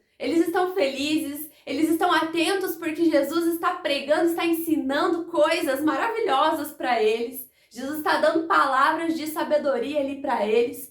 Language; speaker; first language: Portuguese; native; Portuguese